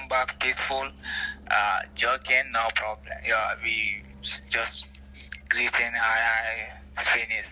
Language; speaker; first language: English; non-native, local second language; Fula